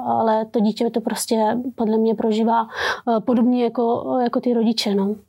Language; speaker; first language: Czech; early bilingual, other home language; Persian